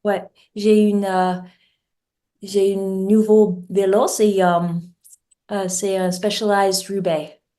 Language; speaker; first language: French; non-native, learner; English